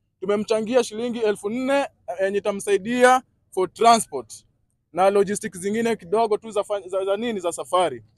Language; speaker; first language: Swahili; native; Swahili